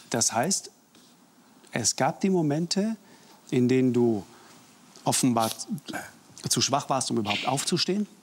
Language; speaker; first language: German; native; German